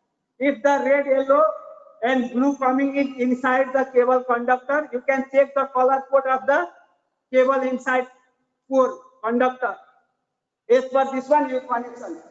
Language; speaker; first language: English; non-native, learner; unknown